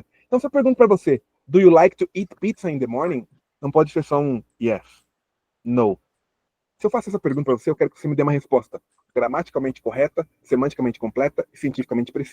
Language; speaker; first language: Portuguese; native; Portuguese